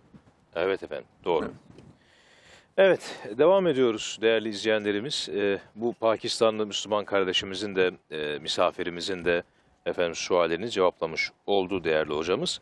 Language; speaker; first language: Turkish; native; Turkish